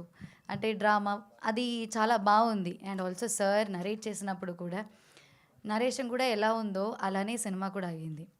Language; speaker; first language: Telugu; non-native, learner; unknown